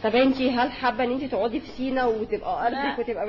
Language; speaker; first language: Arabic; native; Arabic